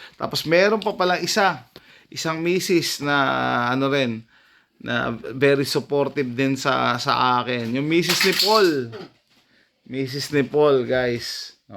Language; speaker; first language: Filipino; native; Filipino